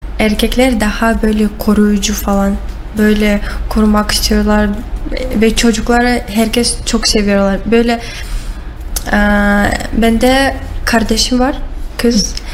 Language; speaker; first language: Turkish; non-native, learner; Russian